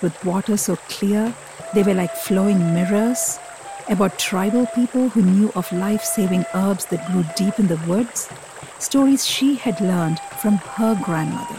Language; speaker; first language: English; non-native, local second language; Malayalam